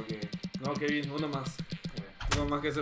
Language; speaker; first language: Spanish; native; Spanish